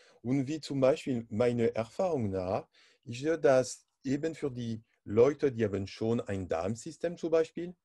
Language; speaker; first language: German; non-native, learner; French